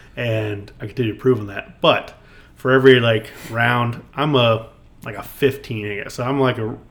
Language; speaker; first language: English; native; English